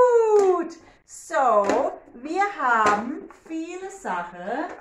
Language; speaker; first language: German; non-native, learner; English